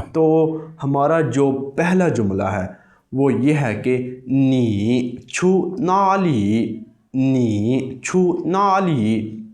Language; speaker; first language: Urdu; non-native, local second language; Punjabi